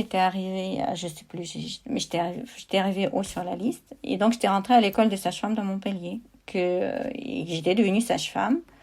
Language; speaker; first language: French; non-native, fluent; Russian